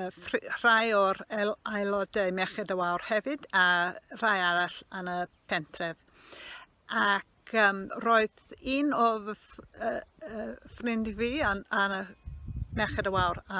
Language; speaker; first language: Welsh; non-native, learner; English